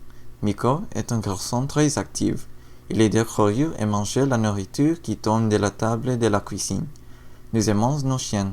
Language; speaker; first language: French; non-native, learner; English